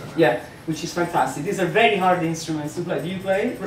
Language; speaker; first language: English; non-native, fluent; Italian